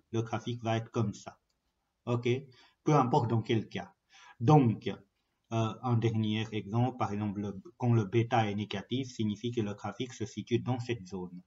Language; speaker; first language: French; non-native, fluent; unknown